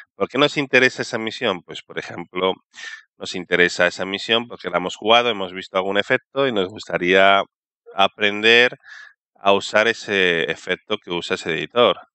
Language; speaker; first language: Spanish; native; Spanish